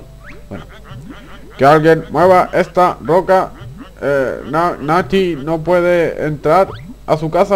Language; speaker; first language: Spanish; native; Spanish